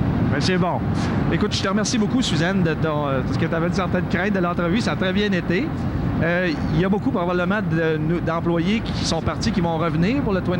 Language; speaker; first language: French; native; French